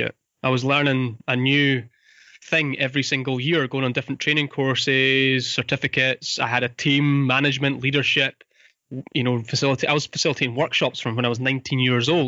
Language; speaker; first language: English; native; English